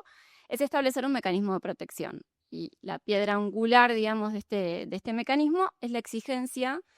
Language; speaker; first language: Spanish; native; Spanish